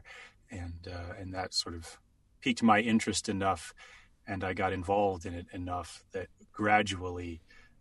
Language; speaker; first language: English; native; English